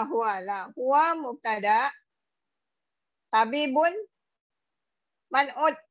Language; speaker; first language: Arabic; non-native, learner; Malay